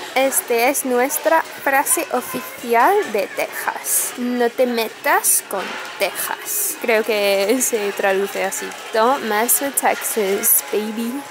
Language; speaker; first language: Spanish; non-native, fluent; English